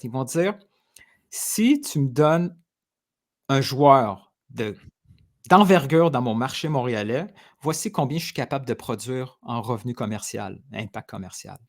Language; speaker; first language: French; native; French